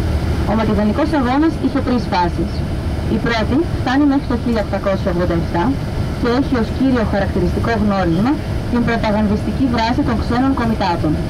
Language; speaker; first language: Greek; native; Greek